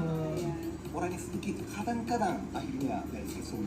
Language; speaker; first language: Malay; non-native, fluent; Japanese